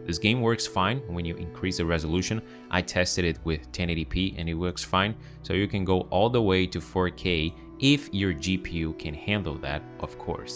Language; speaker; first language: English; non-native, fluent; Portuguese